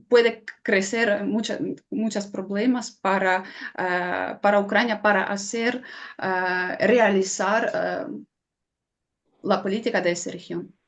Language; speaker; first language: Spanish; non-native, fluent; Ukrainian